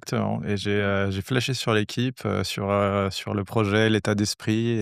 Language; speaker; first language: French; native; French